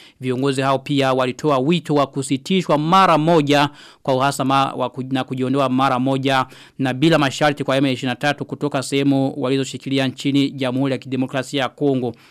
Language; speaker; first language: Swahili; non-native, local second language; Rundi